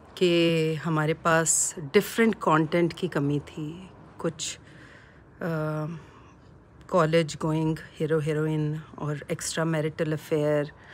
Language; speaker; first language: Urdu; native; Urdu